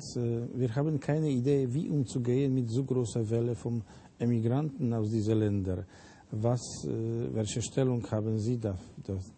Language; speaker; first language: German; non-native, fluent; Polish